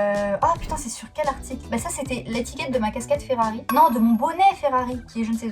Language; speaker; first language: French; native; French